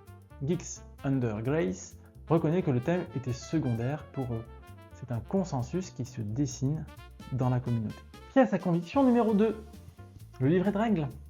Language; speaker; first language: French; native; French